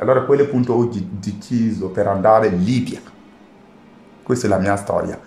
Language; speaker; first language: Italian; non-native, learner; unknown